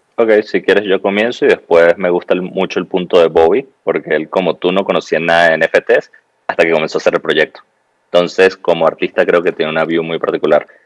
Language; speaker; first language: Spanish; native; Spanish